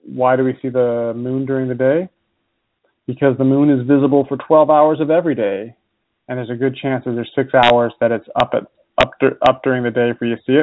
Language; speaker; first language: English; native; English